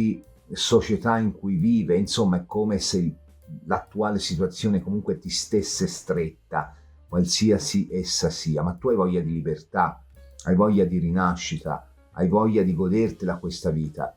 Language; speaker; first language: Italian; native; Italian